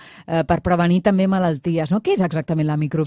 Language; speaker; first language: Catalan; native; Catalan